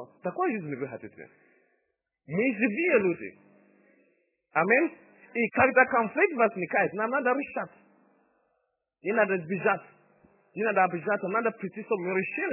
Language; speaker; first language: Russian; non-native, fluent; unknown